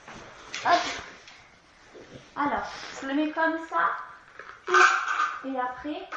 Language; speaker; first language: French; native; French